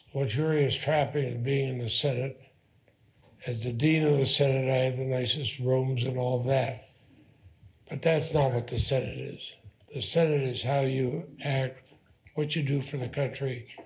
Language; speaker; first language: English; native; English